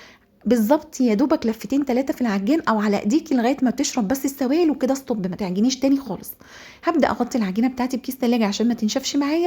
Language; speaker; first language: Arabic; native; Arabic